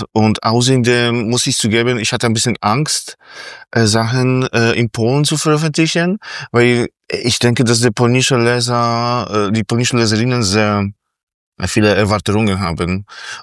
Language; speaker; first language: German; non-native, fluent; Polish